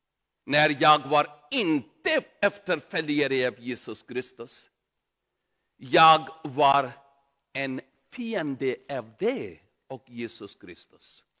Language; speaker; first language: Swedish; non-native, learner; Urdu